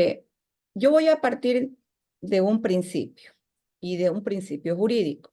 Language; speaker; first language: Spanish; native; Spanish